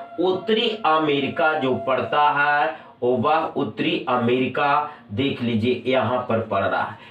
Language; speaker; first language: Hindi; native; Hindi